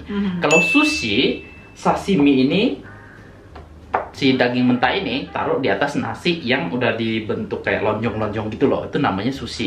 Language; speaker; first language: Indonesian; native; Indonesian